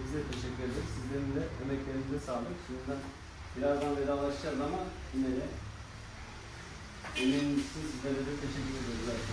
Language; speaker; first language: Turkish; native; Turkish